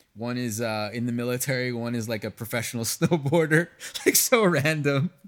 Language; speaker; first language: English; early bilingual, other home language; Spanish